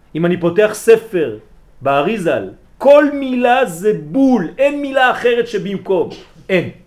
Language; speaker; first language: Hebrew; early bilingual, heritage; Hebrew